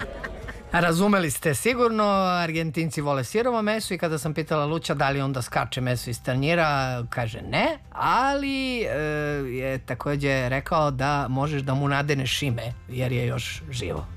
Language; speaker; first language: Serbian; native; Serbian